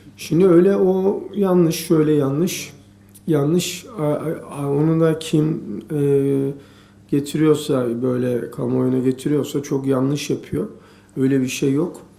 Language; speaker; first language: Turkish; native; Turkish